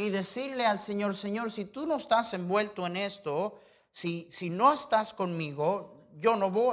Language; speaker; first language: Spanish; non-native, fluent; English